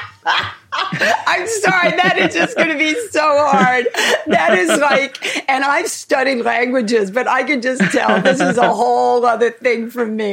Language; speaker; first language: English; native; English